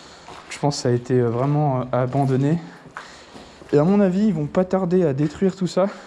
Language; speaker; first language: French; native; French